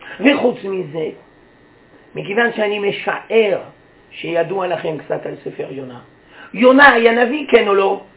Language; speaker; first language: Hebrew; native; Hebrew